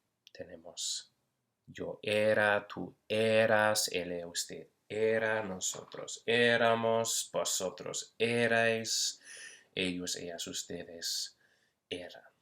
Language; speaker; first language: Spanish; non-native, fluent; English